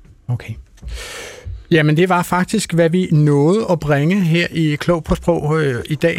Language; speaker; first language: Danish; native; Danish